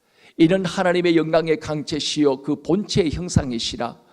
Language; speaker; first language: Korean; native; Korean